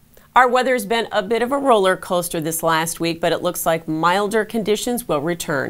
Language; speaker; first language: English; native; English